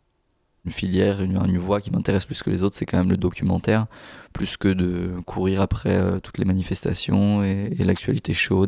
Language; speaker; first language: French; native; French